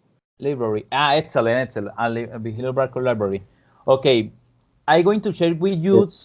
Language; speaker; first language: English; non-native, fluent; Spanish